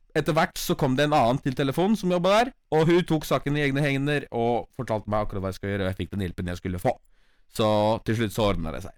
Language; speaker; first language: Norwegian; early bilingual, other home language; Polish